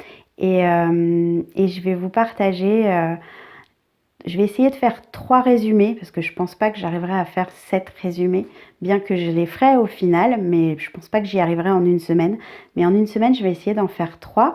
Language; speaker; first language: French; native; French